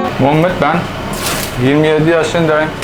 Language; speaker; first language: Turkish; non-native, learner; Persian